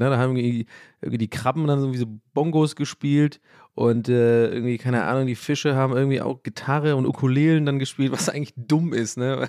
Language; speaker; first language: German; early bilingual, other home language; English